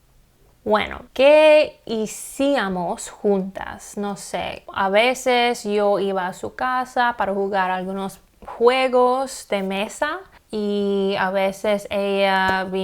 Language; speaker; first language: Spanish; non-native, fluent; English